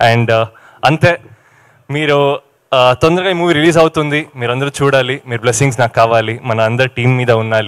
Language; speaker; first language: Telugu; non-native, learner; Kannada